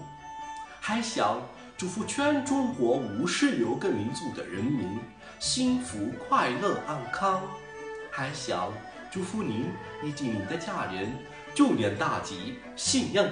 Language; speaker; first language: Chinese; non-native, fluent; Arabic